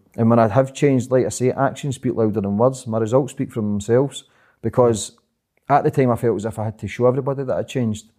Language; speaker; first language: English; native; English